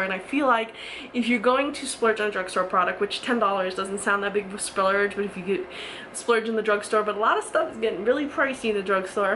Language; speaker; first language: English; native; English